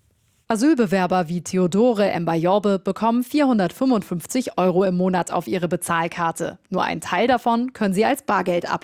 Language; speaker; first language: German; native; German